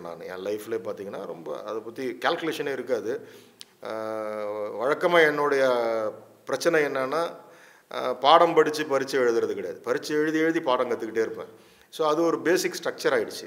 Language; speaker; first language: Tamil; native; Tamil